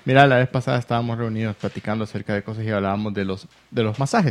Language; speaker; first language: Spanish; native; Spanish